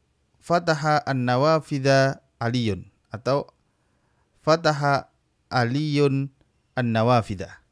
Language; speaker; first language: Arabic; non-native, fluent; Indonesian